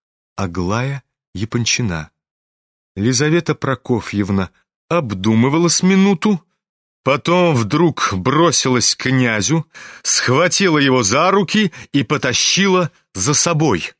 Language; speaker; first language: Russian; native; Russian